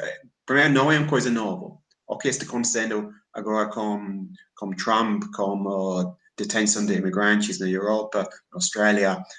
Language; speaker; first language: Portuguese; non-native, fluent; English